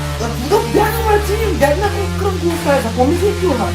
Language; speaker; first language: Bulgarian; native; Bulgarian